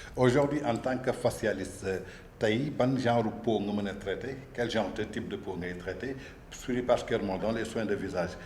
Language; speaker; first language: French; non-native, local second language; Wolof